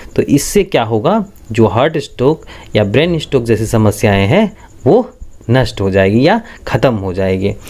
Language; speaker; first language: Hindi; native; Hindi